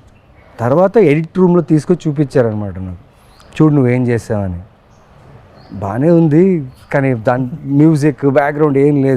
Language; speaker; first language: Telugu; native; Telugu